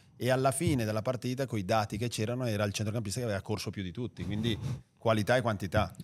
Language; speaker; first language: Italian; native; Italian